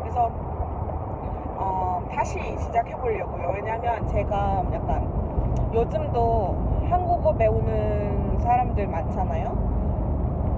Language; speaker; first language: Korean; non-native, fluent; Malay